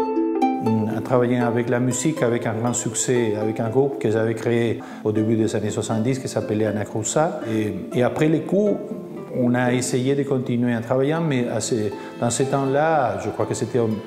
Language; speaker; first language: French; non-native, fluent; Spanish